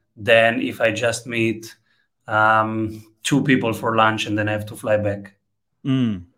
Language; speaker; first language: English; non-native, fluent; Italian